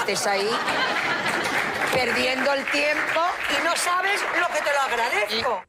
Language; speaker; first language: Spanish; native; Spanish